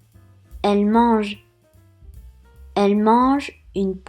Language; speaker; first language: French; non-native, fluent; Japanese